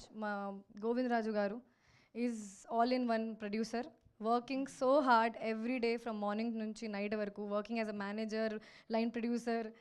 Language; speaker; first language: Telugu; non-native, learner; Hindi